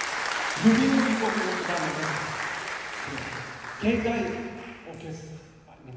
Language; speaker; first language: Japanese; non-native, fluent; Ukrainian